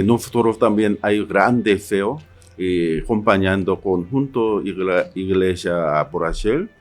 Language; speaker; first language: Spanish; non-native, learner; Korean